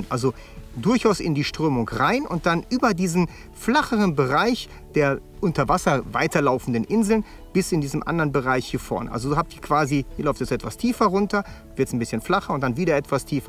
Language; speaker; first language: German; native; German